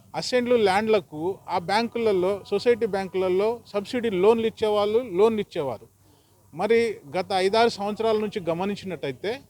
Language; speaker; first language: Telugu; non-native, local second language; Lambadi